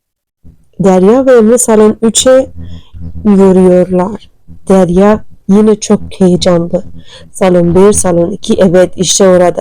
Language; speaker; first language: Turkish; non-native, learner; Turkmen